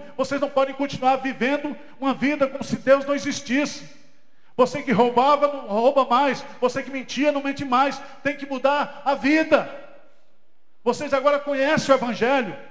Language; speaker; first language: Portuguese; native; Portuguese